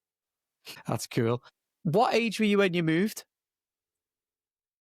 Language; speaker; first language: English; native; English